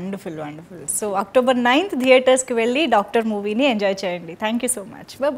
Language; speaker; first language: Telugu; native; Telugu